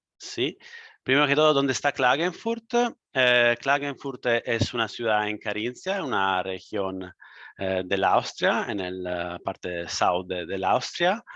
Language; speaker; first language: Spanish; non-native, fluent; Italian